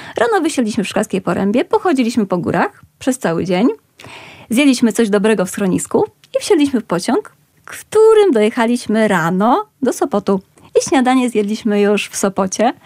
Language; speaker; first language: Polish; native; Polish